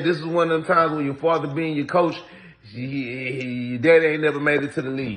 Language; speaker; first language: English; native; English